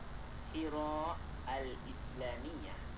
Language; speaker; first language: Arabic; non-native, fluent; Malay